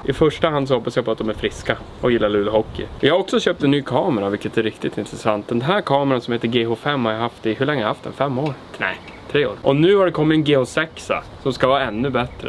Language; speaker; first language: Swedish; native; Swedish